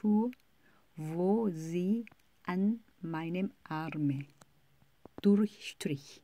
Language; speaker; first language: German; non-native, fluent; Korean